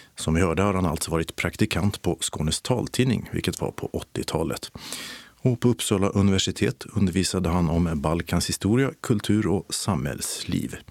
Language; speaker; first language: Swedish; native; Swedish